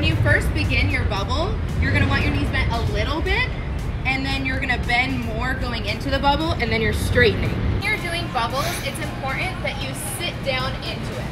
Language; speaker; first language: English; native; English